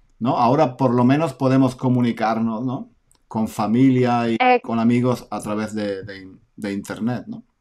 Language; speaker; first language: Spanish; native; Spanish